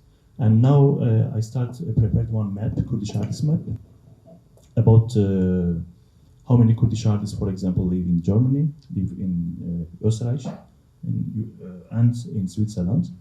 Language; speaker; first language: English; non-native, learner; Kurdish